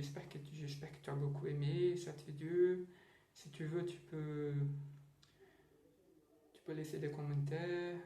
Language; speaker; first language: French; non-native, learner; Portuguese